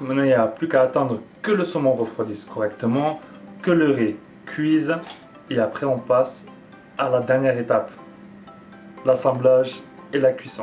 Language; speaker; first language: French; native; French